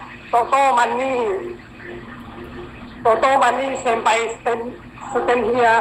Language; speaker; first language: English; non-native, learner; Thai